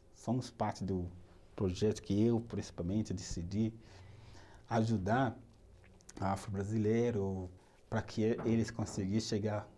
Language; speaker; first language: Portuguese; non-native, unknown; Yoruba